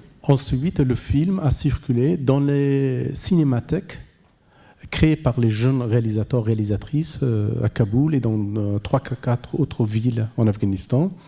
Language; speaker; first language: French; non-native, fluent; Persian